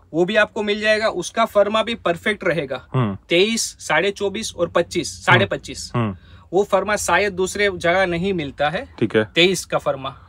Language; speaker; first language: Hindi; non-native, local second language; Gujarati